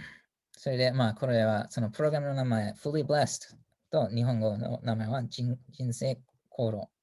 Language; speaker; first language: Japanese; non-native, fluent; English